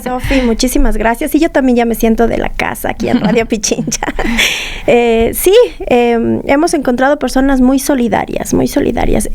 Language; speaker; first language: Spanish; native; Spanish